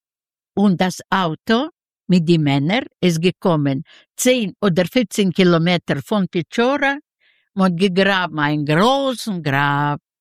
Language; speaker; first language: German; non-native, learner; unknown